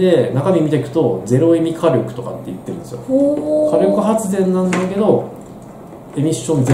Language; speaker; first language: Japanese; native; Japanese